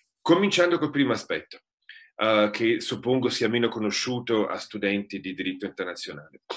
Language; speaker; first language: Italian; native; Italian